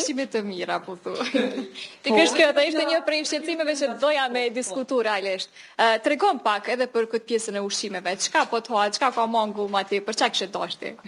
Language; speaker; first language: Albanian; native; Albanian